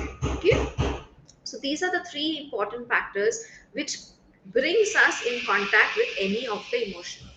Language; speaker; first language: English; non-native, local second language; Hindi